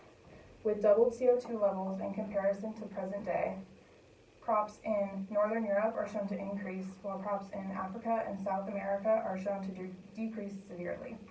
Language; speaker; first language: English; native; English